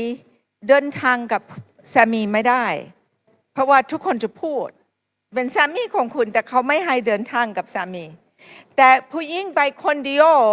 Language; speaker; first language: Thai; non-native, fluent; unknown